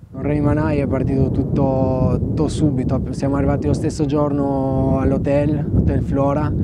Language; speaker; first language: Italian; early bilingual, other home language; Albanian